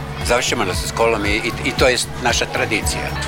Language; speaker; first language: Polish; non-native, learner; Croatian